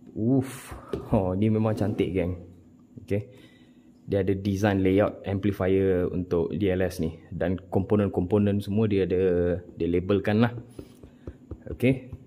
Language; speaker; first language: Malay; non-native, local second language; Tamil